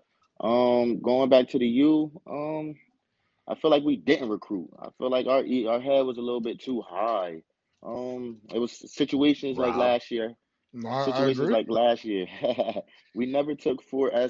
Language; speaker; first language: English; native; English